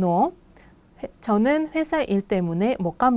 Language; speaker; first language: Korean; non-native, fluent; Russian